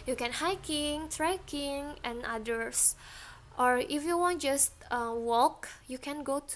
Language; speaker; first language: English; non-native, learner; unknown